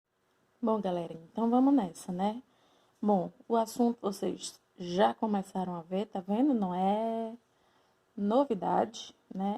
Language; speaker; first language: Portuguese; native; Portuguese